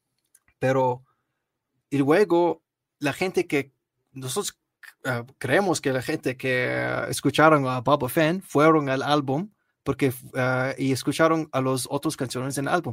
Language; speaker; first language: Spanish; non-native, learner; Arabic